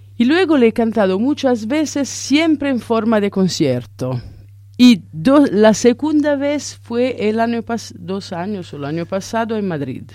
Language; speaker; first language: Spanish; non-native, fluent; Italian